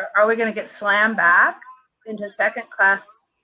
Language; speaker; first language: English; native; English